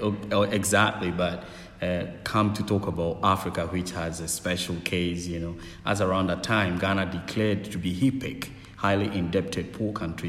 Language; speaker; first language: English; non-native, local second language; Akan